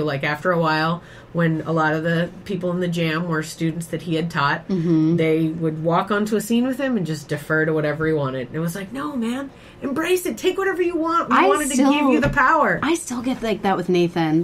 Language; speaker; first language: English; native; English